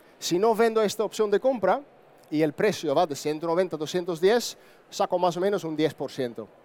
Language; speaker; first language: Spanish; non-native, fluent; Dutch